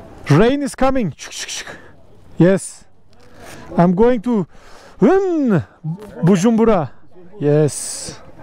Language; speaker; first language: English; non-native, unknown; Turkish